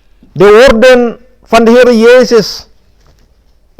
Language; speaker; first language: Dutch; non-native, fluent; Indonesian